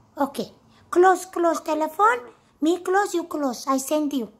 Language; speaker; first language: English; non-native, learner; Amharic